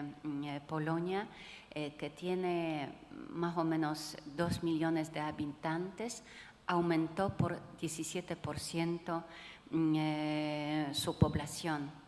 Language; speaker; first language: Spanish; non-native, fluent; Polish